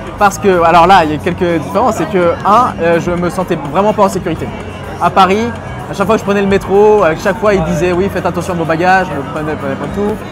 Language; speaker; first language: French; native; French